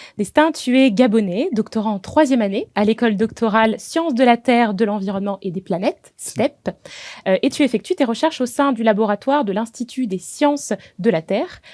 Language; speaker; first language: French; native; French